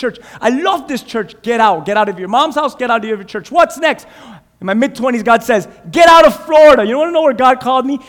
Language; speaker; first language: English; non-native, fluent; Spanish